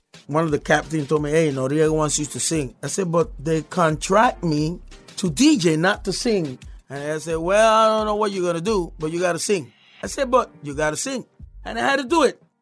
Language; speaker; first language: English; non-native, fluent; Spanish